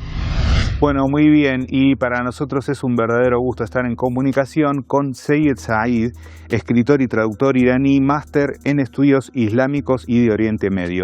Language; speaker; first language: Spanish; native; Spanish